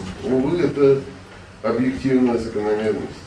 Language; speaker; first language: Russian; native; Russian